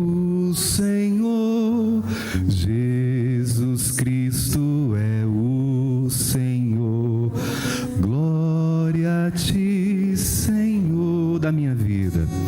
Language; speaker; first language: Portuguese; native; Portuguese